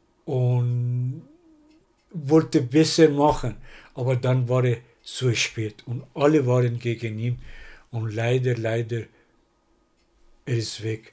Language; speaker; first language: German; non-native, learner; Persian